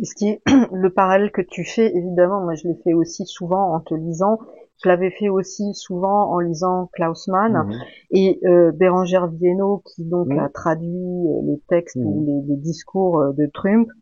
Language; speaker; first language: French; native; French